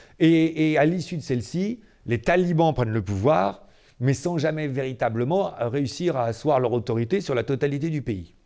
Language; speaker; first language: French; native; French